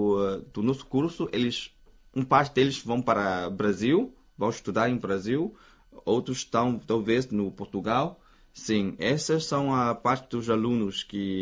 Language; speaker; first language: Portuguese; non-native, fluent; Chinese